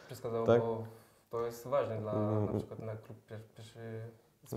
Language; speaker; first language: Polish; early bilingual, heritage; French